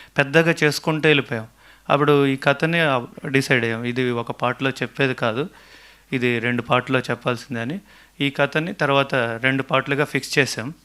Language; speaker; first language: Telugu; native; Telugu